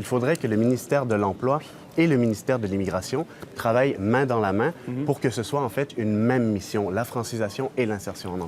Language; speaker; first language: French; native; French